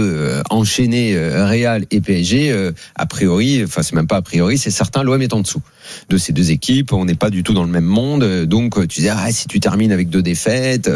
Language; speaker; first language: French; native; French